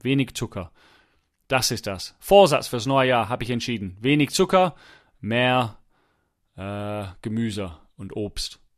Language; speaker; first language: German; non-native, fluent; English